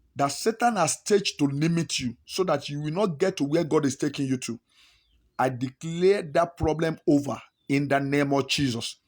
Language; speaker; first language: English; non-native, local second language; Yoruba